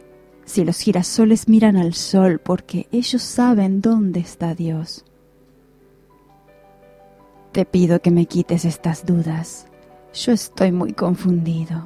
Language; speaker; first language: Spanish; native; Spanish